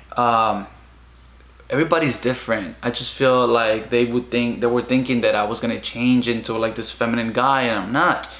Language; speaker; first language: English; early bilingual, other home language; Spanish